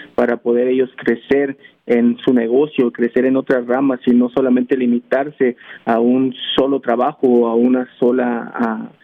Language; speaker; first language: Spanish; early bilingual, heritage; Spanish